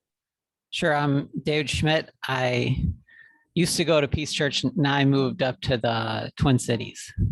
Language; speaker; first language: English; native; English